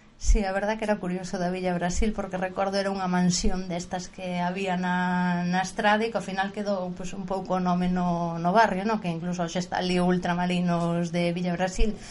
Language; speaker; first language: Galician; native; Galician